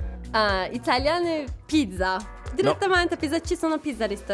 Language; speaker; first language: Italian; non-native, learner; Turkish